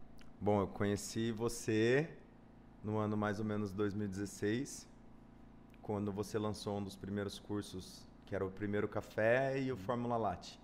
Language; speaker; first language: Spanish; non-native, learner; Portuguese